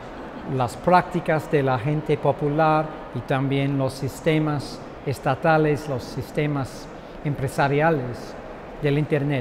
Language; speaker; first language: Spanish; non-native, fluent; English